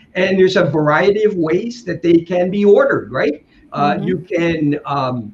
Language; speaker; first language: English; native; English